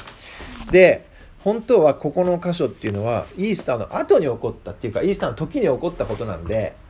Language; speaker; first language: Japanese; native; Japanese